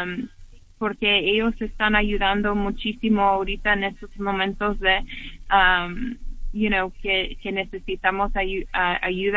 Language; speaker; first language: Spanish; early bilingual, heritage; English